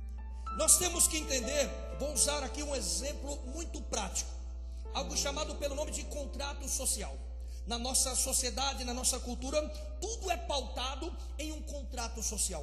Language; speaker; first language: Portuguese; native; Portuguese